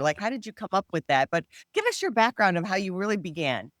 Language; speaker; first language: English; native; English